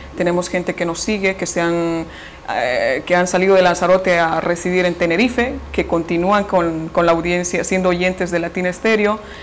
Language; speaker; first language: Spanish; native; Spanish